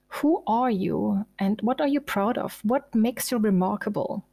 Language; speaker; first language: English; non-native, fluent; German